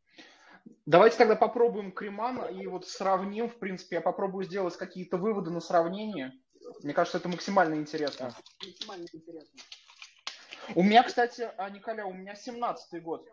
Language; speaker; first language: Russian; native; Russian